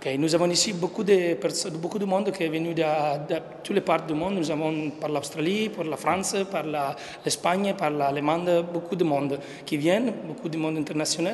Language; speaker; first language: French; non-native, learner; Italian